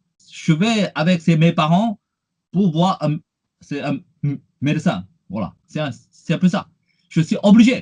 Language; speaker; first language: French; non-native, fluent; Chinese